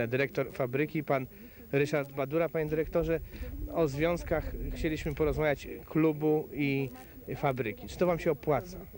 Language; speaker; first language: Polish; native; Polish